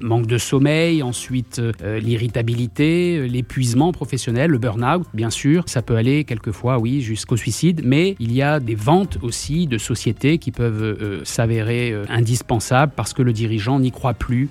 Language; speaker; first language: French; native; French